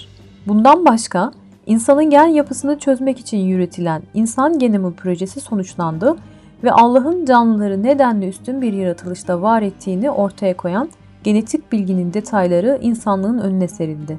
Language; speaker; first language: Turkish; native; Turkish